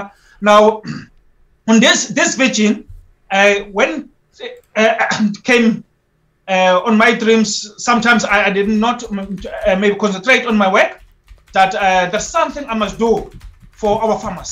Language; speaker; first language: English; non-native, local second language; Xhosa